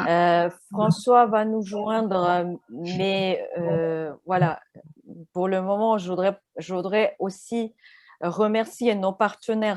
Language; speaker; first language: French; non-native, fluent; Russian